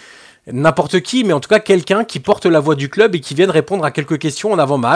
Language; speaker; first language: French; native; French